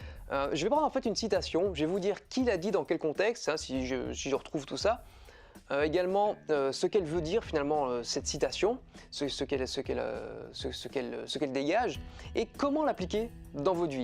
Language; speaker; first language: French; native; French